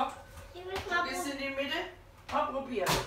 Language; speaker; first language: German; native; German